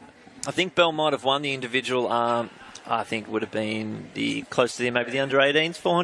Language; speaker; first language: English; native; English